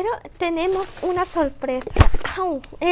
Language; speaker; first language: Spanish; native; Spanish